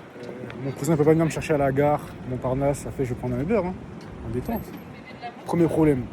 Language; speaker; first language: French; native; French